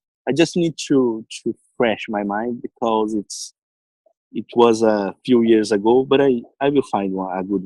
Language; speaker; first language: English; non-native, learner; Portuguese